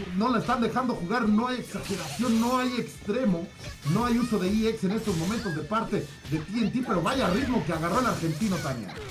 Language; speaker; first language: Spanish; native; Spanish